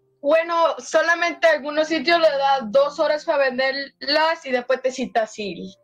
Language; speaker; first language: Spanish; early bilingual, heritage; Spanish